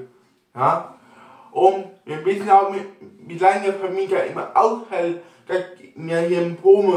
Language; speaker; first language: German; non-native, local second language; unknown